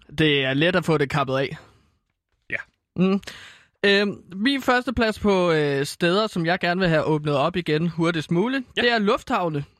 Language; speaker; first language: Danish; native; Danish